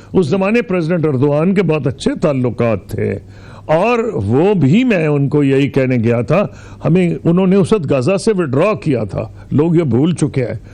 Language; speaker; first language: Urdu; non-native, local second language; Punjabi